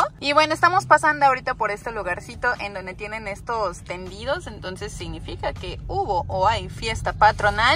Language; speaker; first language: Spanish; native; Spanish